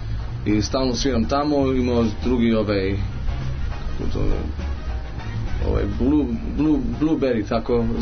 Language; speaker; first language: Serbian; early bilingual, heritage; Serbian